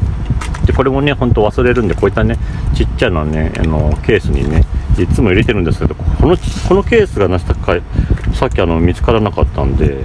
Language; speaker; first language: Japanese; native; Japanese